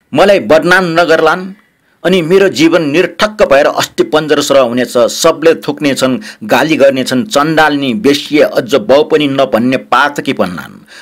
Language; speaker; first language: Nepali; native; Nepali